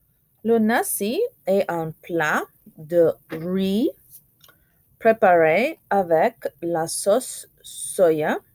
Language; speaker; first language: French; non-native, fluent; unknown